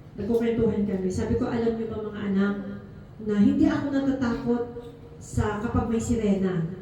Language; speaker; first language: Filipino; native; Filipino